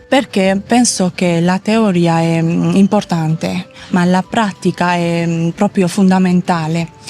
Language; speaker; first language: Italian; non-native, fluent; Georgian